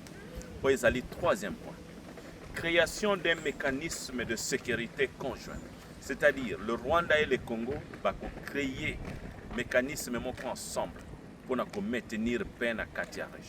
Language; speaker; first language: French; non-native, local second language; Lingala